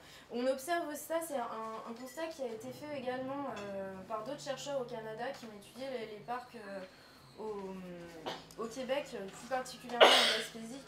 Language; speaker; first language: French; native; French